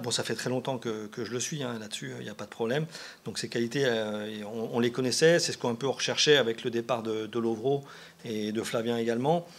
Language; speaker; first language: French; native; French